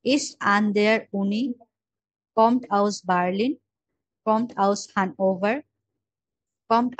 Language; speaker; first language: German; non-native, fluent; Bangla